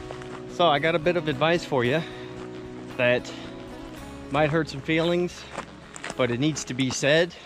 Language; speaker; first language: English; native; English